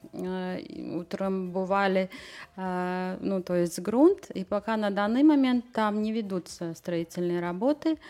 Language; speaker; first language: Russian; non-native, local second language; Latvian